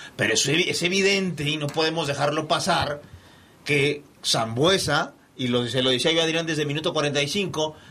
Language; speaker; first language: Spanish; native; Spanish